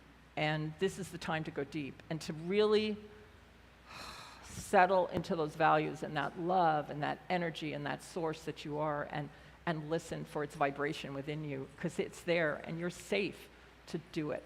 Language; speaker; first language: English; native; English